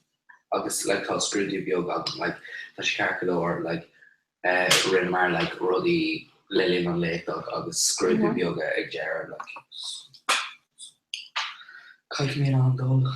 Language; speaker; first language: Irish; non-native, local second language; English